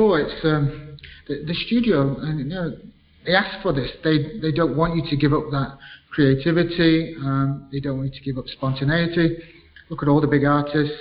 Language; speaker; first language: English; native; English